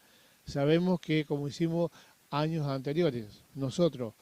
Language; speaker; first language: Spanish; native; Spanish